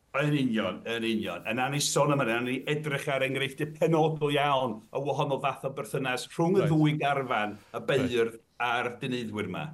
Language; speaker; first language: Welsh; non-native, fluent; English